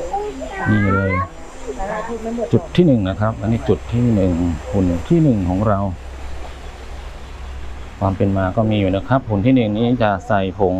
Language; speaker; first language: Thai; native; Thai